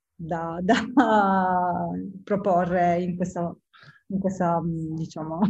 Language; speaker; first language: Italian; native; Italian